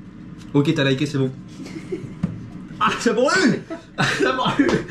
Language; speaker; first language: French; native; French